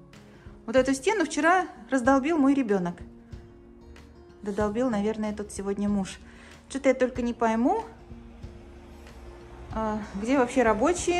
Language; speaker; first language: Russian; native; Russian